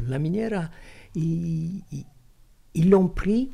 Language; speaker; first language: French; non-native, fluent; Italian